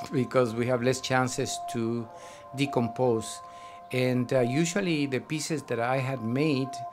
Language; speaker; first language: English; non-native, fluent; Spanish